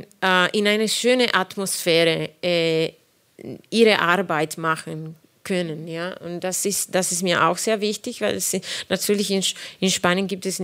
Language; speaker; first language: German; non-native, fluent; Spanish